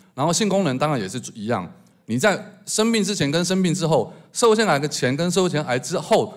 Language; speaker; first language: Chinese; native; Chinese